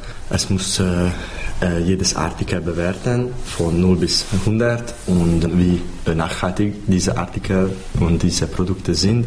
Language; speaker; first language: German; non-native, fluent; Hungarian